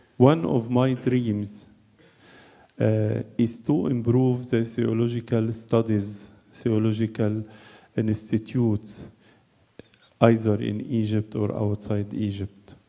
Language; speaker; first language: English; non-native, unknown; Arabic